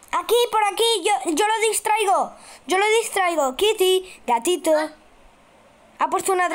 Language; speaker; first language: Spanish; native; Spanish